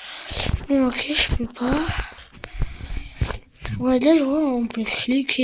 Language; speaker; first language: French; native; French